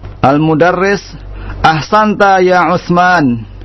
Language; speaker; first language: Arabic; non-native, learner; Indonesian